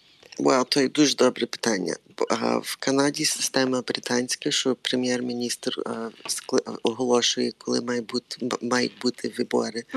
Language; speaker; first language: Ukrainian; early bilingual, heritage; Ukrainian